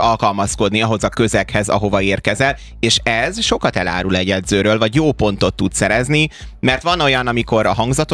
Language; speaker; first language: Hungarian; native; Hungarian